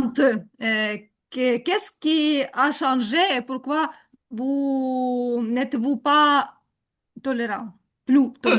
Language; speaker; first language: French; non-native, learner; Ukrainian